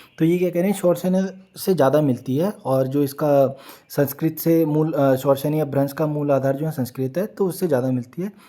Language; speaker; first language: Hindi; native; Hindi